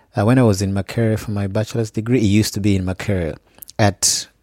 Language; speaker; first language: English; non-native, local second language; Acoli